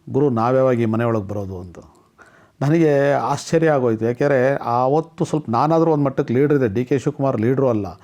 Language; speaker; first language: Kannada; non-native, local second language; Telugu